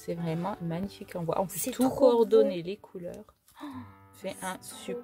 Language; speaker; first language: French; native; French